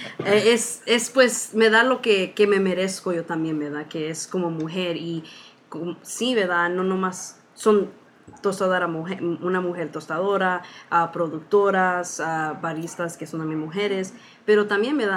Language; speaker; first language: Spanish; early bilingual, heritage; Spanish